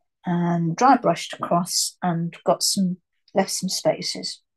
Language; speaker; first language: English; native; English